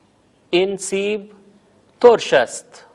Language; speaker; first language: Persian; non-native, fluent; Urdu